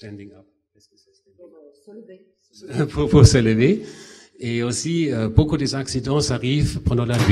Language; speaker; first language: French; non-native, fluent; German